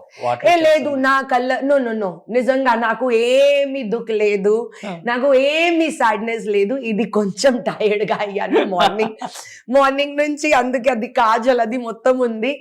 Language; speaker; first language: Telugu; non-native, fluent; Hindi